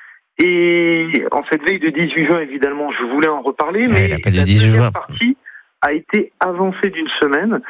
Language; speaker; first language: French; native; French